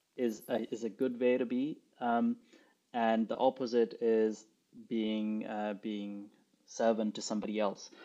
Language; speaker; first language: English; non-native, local second language; Urdu